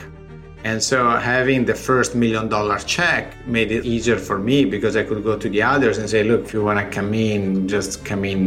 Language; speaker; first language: English; non-native, fluent; Italian